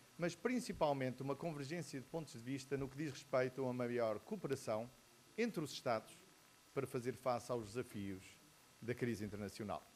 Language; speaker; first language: Portuguese; native; Portuguese